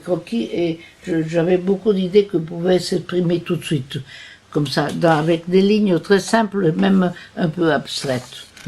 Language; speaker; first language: French; non-native, fluent; Italian